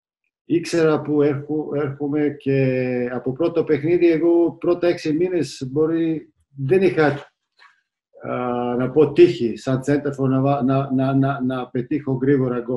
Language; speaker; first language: Greek; non-native, fluent; Serbian